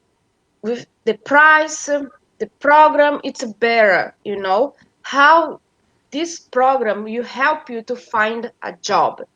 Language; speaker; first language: English; non-native, fluent; Portuguese